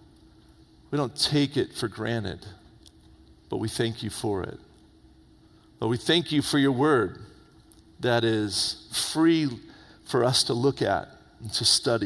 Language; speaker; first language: English; native; English